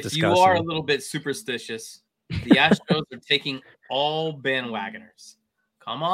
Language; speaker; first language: English; native; English